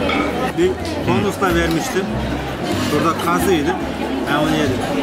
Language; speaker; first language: Turkish; non-native, learner; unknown